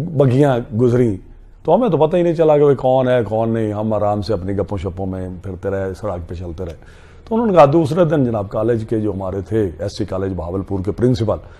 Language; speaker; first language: Urdu; non-native, local second language; Punjabi